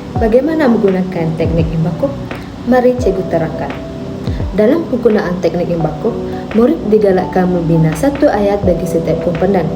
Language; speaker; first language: Malay; non-native, local second language; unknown